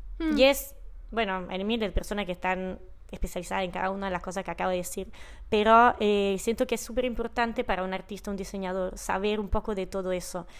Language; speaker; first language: Spanish; non-native, fluent; Italian